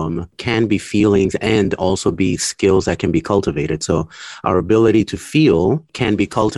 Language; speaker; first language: English; early bilingual, other home language; Spanish